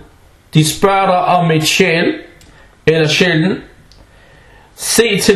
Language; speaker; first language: Danish; non-native, fluent; Arabic